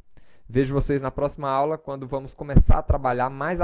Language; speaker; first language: Portuguese; native; Portuguese